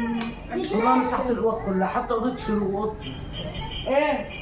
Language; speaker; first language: Arabic; native; Arabic